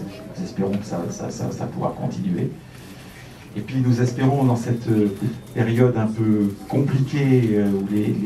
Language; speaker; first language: French; native; French